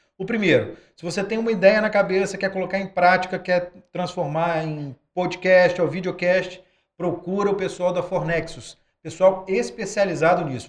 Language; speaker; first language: Portuguese; native; Portuguese